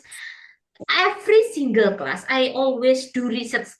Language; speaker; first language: English; non-native, fluent; Indonesian